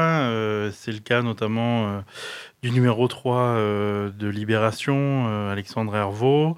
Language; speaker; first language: French; native; French